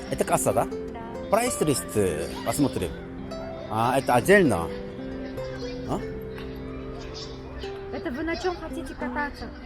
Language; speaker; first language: Russian; non-native, learner; Korean